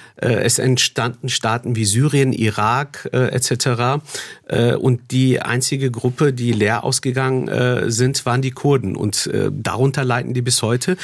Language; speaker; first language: German; early bilingual, other home language; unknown